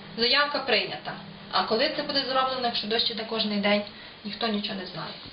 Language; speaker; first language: Ukrainian; native; Ukrainian